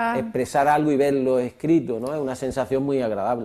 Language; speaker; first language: Spanish; native; Spanish